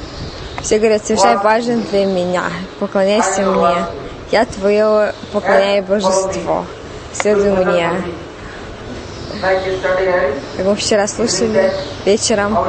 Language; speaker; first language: Russian; native; Russian